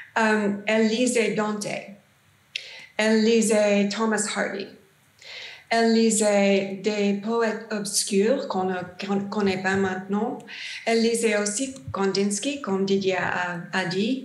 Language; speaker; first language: French; non-native, learner; English